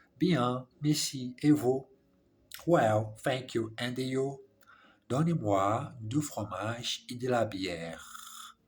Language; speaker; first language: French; non-native, learner; English